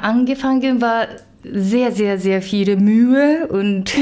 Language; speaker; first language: German; non-native, learner; Japanese